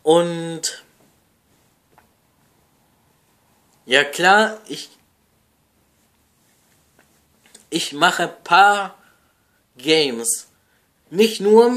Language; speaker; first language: German; non-native, learner; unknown